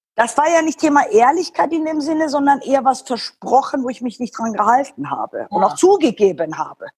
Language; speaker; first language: German; non-native, fluent; Persian